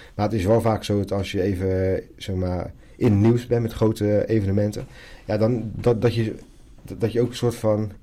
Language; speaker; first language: Dutch; native; Dutch